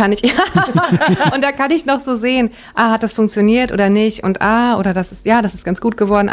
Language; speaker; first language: German; early bilingual, other home language; Japanese